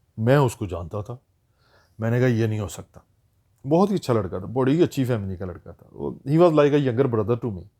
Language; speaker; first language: Urdu; native; Urdu